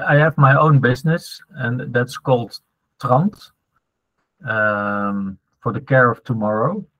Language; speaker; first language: English; non-native, fluent; Dutch